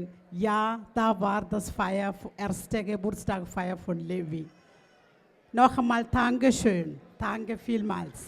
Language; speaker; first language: German; non-native, fluent; Malayalam